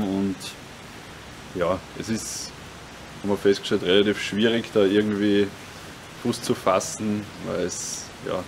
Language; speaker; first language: German; native; German